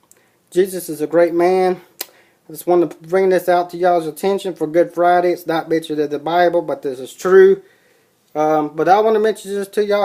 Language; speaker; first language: English; native; English